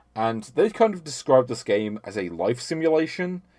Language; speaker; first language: English; native; English